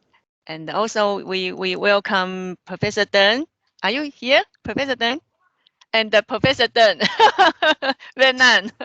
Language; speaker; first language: English; non-native, fluent; Chinese